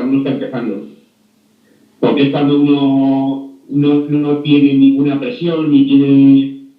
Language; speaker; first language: Spanish; native; Spanish